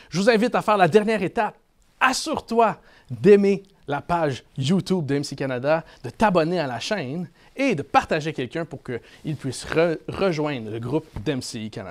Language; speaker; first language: French; native; French